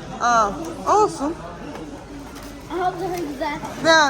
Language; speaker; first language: Turkish; early bilingual, heritage; Turkish